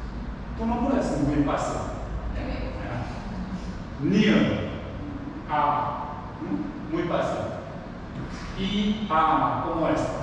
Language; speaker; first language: Spanish; non-native, learner; Korean